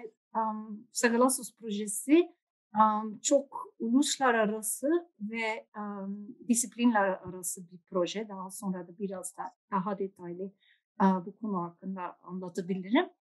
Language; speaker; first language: Turkish; non-native, fluent; Dutch